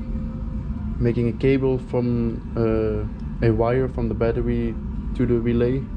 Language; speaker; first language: English; non-native, fluent; Dutch